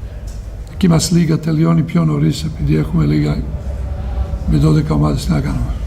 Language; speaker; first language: Greek; non-native, fluent; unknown